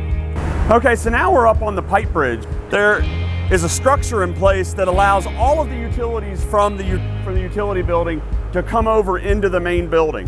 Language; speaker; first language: English; native; English